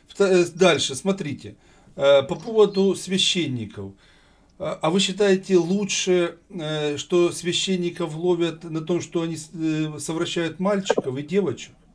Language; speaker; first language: Russian; native; Russian